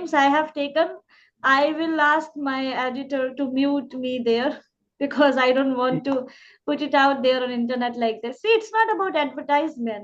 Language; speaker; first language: English; non-native, local second language; Hindi